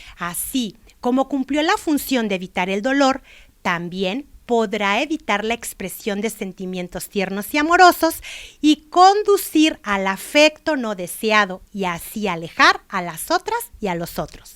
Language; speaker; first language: Spanish; native; Spanish